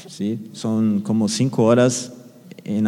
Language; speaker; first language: Spanish; non-native, fluent; Portuguese